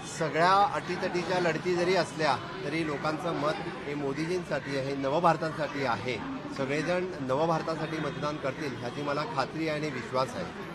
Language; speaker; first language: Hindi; non-native, local second language; Konkani